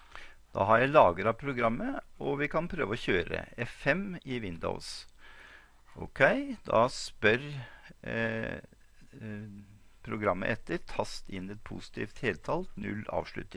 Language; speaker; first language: Norwegian; native; Norwegian